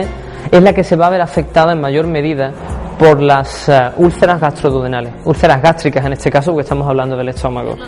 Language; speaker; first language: Spanish; native; Spanish